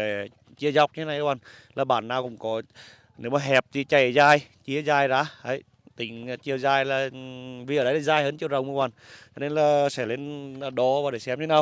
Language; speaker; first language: Vietnamese; native; Vietnamese